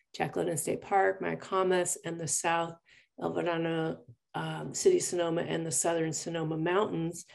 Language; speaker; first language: English; native; English